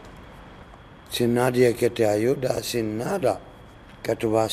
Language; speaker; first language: Spanish; non-native, learner; Arabic